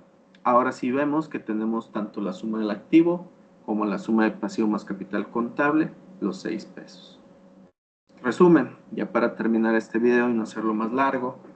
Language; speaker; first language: Spanish; native; Spanish